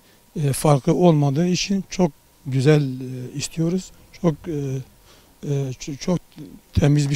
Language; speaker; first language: Turkish; non-native, local second language; Kurdish